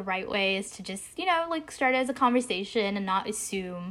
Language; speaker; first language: English; early bilingual, other home language; Bangla